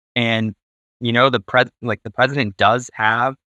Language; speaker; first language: English; native; English